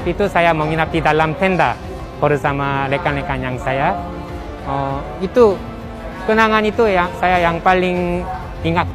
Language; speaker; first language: Indonesian; non-native, learner; Korean